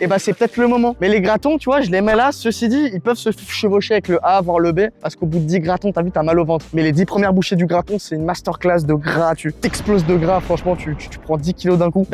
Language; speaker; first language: French; native; French